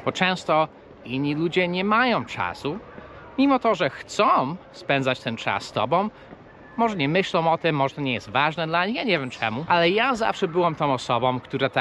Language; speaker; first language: Polish; non-native, fluent; English